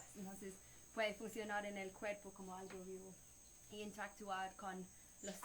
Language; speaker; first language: Spanish; non-native, fluent; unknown